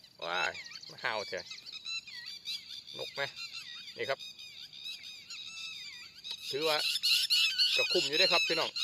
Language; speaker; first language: Thai; non-native, local second language; Northeastern Thai